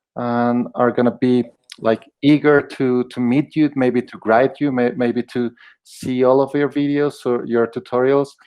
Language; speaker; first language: English; non-native, fluent; Spanish